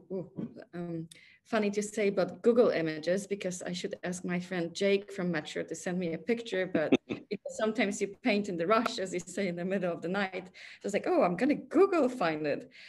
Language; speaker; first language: English; non-native, fluent; Polish